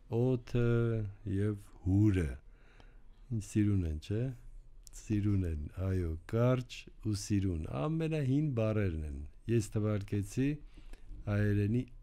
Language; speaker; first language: Armenian; native; Armenian